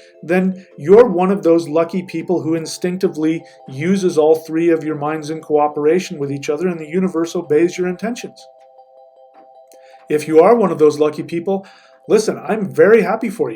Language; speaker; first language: English; native; English